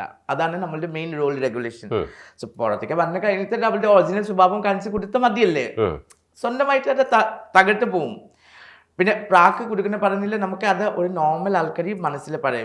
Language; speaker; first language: Malayalam; non-native, learner; Assamese